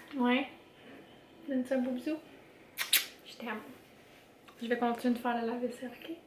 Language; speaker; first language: French; native; French